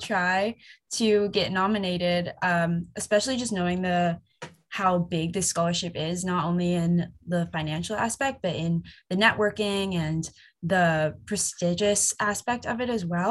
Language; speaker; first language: English; native; English